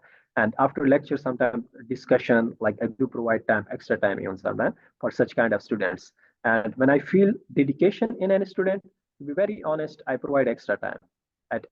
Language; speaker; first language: English; non-native, fluent; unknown